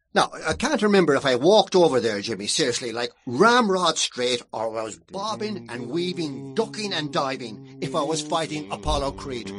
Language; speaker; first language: English; native; English